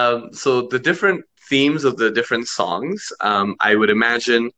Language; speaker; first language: English; non-native, local second language; Nepali